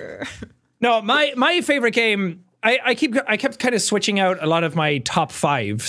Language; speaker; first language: English; native; English